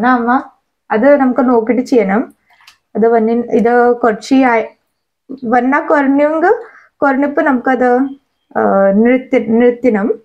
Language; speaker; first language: Malayalam; non-native, learner; Hindi